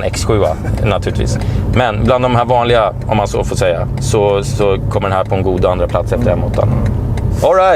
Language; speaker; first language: Swedish; native; Swedish